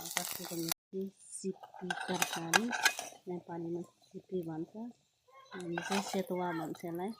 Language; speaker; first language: Nepali; non-native, local second language; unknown